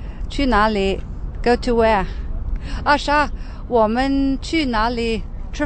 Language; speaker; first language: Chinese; non-native, fluent; English